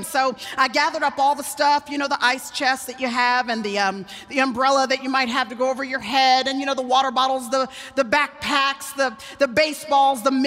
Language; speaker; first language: English; native; English